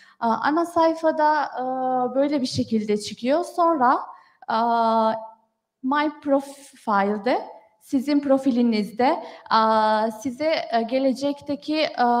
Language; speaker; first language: Turkish; non-native, fluent; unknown